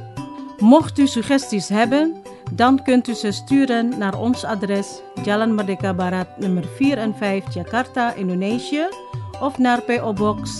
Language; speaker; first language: Dutch; non-native, fluent; Indonesian